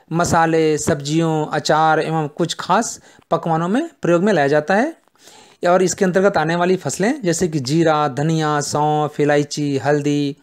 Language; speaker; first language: Hindi; native; Hindi